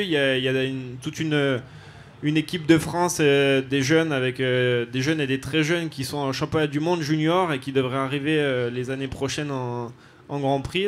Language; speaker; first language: French; native; French